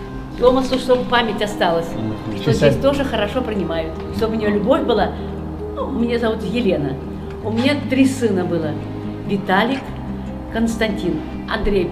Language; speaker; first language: Russian; native; Russian